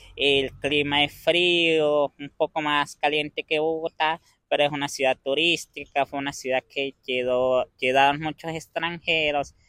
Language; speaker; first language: Spanish; native; Spanish